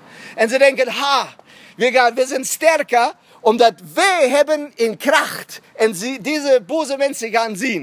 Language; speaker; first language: Dutch; non-native, fluent; German